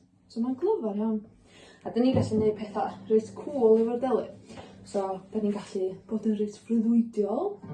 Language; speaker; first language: Welsh; native; Welsh